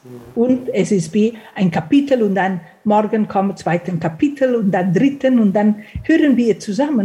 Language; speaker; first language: German; non-native, fluent; Catalan